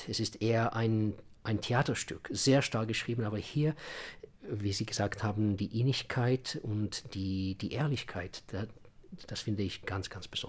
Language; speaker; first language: German; non-native, fluent; Russian